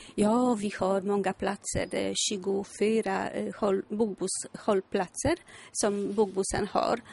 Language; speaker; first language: Swedish; non-native, fluent; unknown